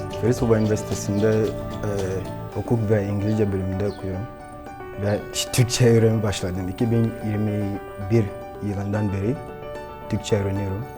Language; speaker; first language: Turkish; non-native, learner; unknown